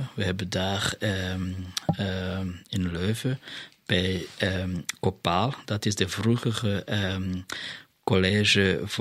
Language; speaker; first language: Dutch; non-native, fluent; Kinyarwanda